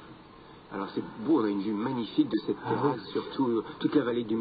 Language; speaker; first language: French; native; French